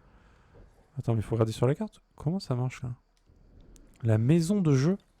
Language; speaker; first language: French; native; French